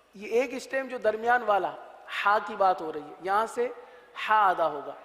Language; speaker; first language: Urdu; native; Urdu